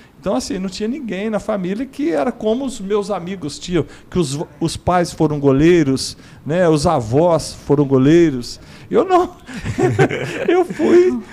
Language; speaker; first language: Portuguese; native; Portuguese